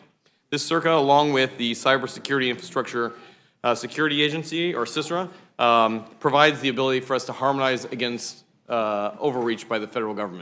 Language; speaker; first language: English; native; English